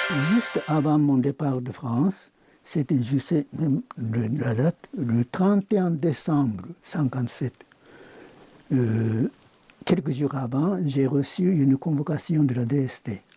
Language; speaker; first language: French; non-native, fluent; Japanese